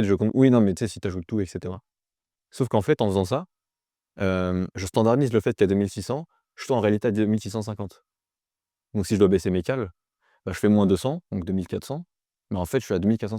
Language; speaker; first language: French; native; French